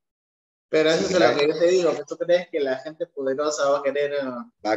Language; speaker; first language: Spanish; native; Spanish